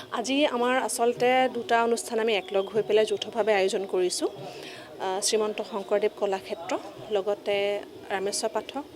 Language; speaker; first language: Assamese; native; Assamese